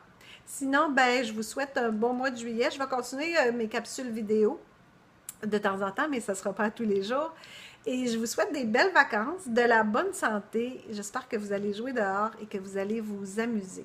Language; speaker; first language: French; native; French